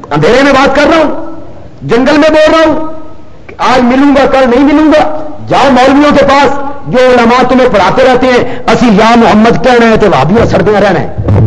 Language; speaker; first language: Urdu; non-native, local second language; Punjabi